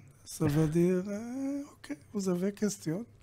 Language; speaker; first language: French; non-native, learner; Hebrew